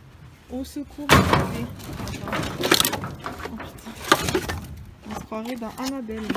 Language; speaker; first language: French; native; French